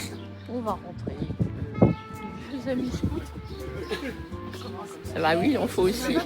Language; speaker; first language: French; native; French